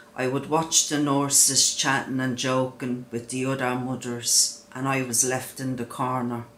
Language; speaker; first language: English; native; English